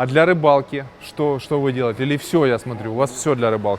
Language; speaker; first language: Russian; native; Russian